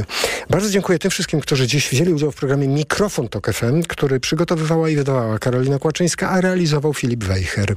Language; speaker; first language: Polish; native; Polish